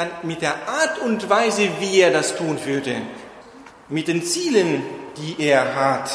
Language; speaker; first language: German; non-native, fluent; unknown